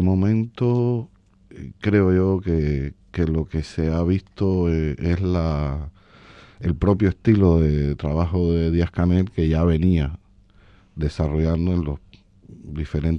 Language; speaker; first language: Spanish; native; Spanish